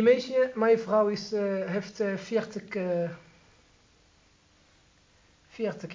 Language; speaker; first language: Dutch; non-native, learner; Arabic